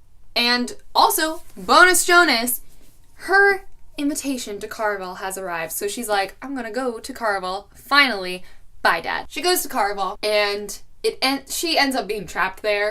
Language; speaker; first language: English; native; English